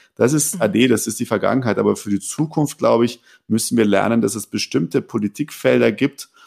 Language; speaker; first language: German; early bilingual, other home language; Persian